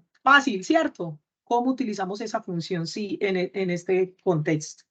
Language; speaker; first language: Spanish; native; Spanish